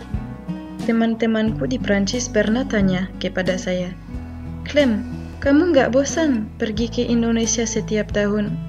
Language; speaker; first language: Indonesian; non-native, fluent; French